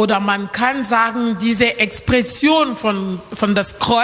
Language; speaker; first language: German; non-native, learner; French